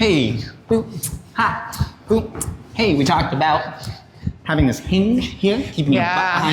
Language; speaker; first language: English; native; English